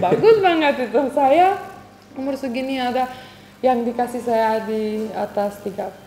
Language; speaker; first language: Indonesian; non-native, fluent; Romanian